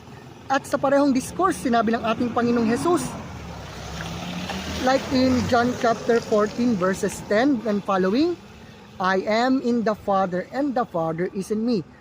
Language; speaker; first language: Filipino; native; Filipino